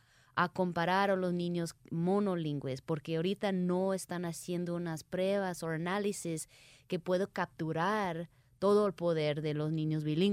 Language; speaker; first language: Spanish; early bilingual, heritage; Spanish